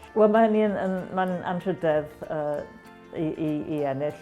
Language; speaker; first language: Welsh; non-native, fluent; English